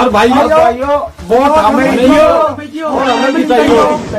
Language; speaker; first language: Hindi; native; Hindi